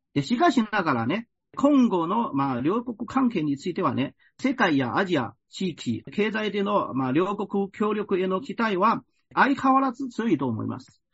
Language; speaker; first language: Japanese; non-native, fluent; Chinese